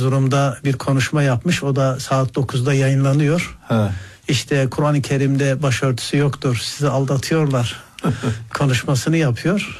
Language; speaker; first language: Turkish; native; Turkish